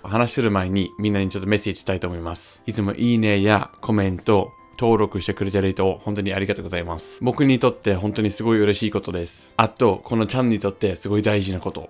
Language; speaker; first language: Japanese; non-native, fluent; English